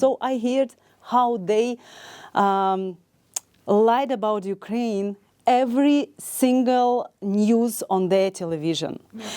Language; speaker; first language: English; non-native, learner; Ukrainian